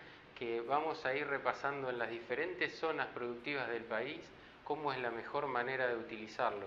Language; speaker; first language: Spanish; native; Spanish